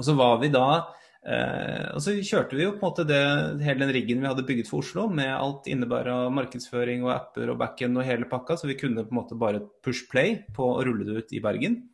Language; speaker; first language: Norwegian; native; Norwegian